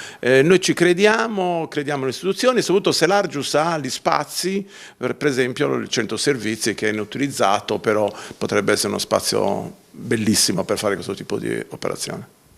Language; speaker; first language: Italian; native; Italian